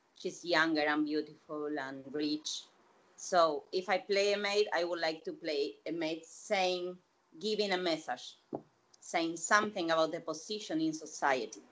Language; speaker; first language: English; non-native, fluent; Spanish